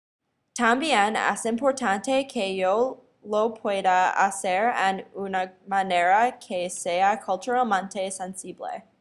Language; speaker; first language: Spanish; non-native, learner; English